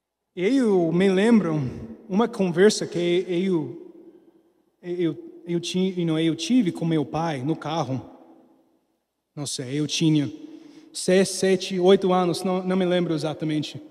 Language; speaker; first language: Portuguese; non-native, learner; English